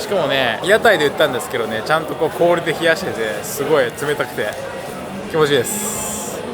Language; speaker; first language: Japanese; native; Japanese